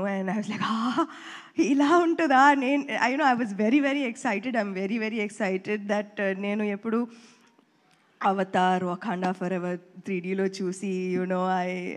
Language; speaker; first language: Telugu; non-native, fluent; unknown